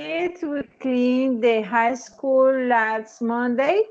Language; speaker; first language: English; non-native, learner; Spanish